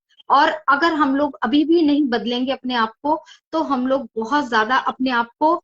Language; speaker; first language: Hindi; native; Hindi